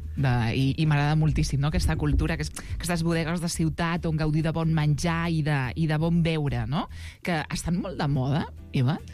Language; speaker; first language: Catalan; native; Catalan